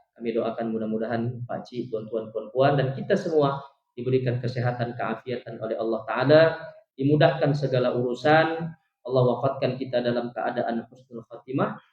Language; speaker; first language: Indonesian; native; Indonesian